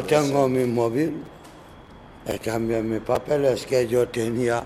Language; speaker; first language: Spanish; non-native, learner; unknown